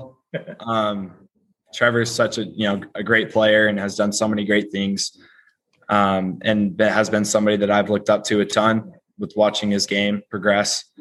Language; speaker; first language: English; native; English